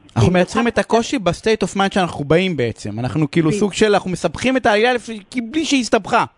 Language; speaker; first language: Hebrew; native; Hebrew